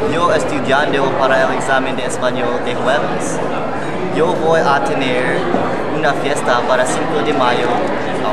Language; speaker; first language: Spanish; non-native, learner; English